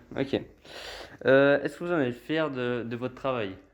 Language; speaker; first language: French; native; French